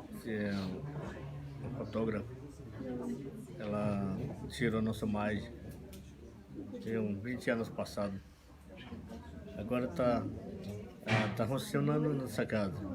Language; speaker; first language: Portuguese; non-native, local second language; Yanomámi